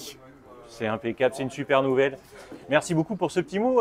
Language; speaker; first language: French; native; French